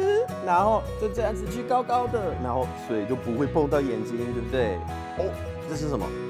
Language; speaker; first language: Chinese; non-native, fluent; Swedish